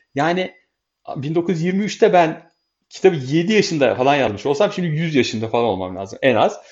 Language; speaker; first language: Turkish; native; Turkish